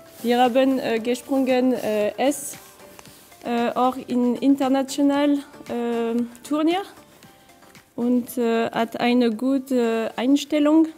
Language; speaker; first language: German; non-native, learner; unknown